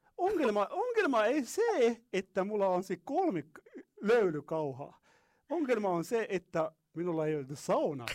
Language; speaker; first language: Finnish; non-native, learner; Arabic